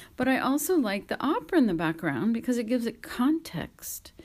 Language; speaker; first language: English; native; English